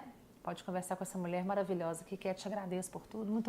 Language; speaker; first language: Portuguese; native; Portuguese